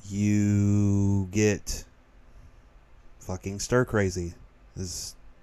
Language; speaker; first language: English; native; English